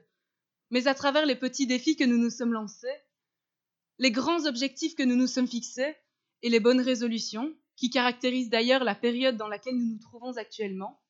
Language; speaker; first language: French; native; French